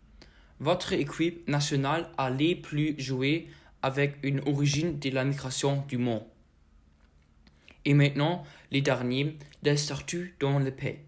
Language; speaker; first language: French; non-native, learner; German